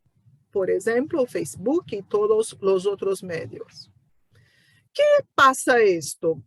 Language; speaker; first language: Spanish; non-native, fluent; Portuguese